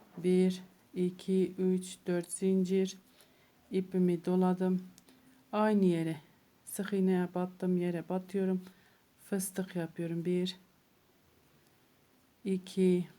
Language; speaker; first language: Turkish; native; Turkish